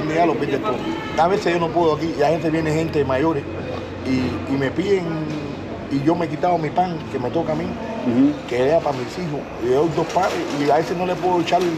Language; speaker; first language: Spanish; native; Spanish